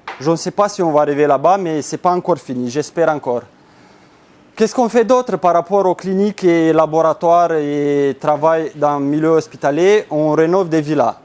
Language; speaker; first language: French; non-native, fluent; Romanian